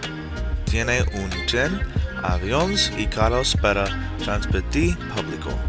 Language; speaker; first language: Spanish; non-native, learner; English